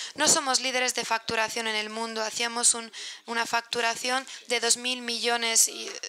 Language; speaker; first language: Spanish; non-native, fluent; Persian